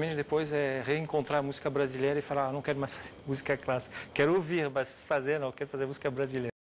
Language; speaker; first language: Portuguese; non-native, fluent; French